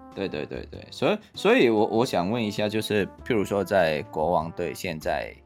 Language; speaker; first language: Chinese; non-native, fluent; Cantonese